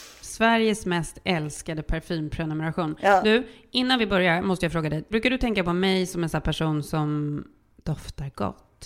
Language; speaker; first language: Swedish; native; Swedish